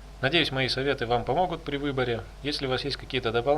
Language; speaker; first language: Russian; native; Russian